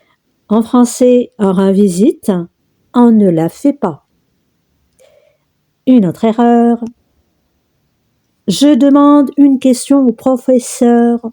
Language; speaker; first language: French; non-native, local second language; Arabic